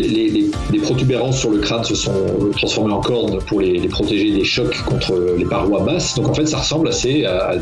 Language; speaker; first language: French; native; French